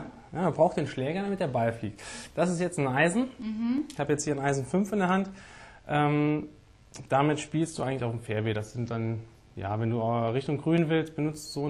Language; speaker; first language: German; native; German